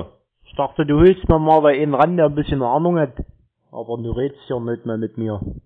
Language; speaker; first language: German; native; German